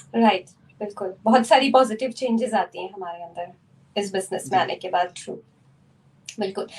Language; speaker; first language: Urdu; native; Urdu